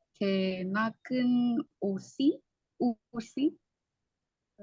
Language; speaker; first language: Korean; non-native, learner; Indonesian